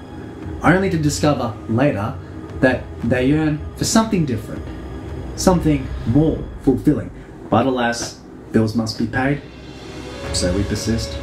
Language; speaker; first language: English; native; English